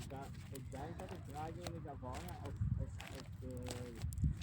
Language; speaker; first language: Dutch; non-native, learner; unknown